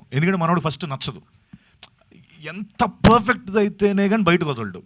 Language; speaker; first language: Telugu; native; Telugu